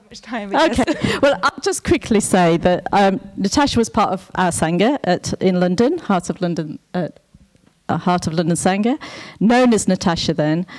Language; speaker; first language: English; native; English